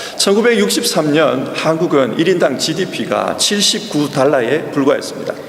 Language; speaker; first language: Korean; native; Korean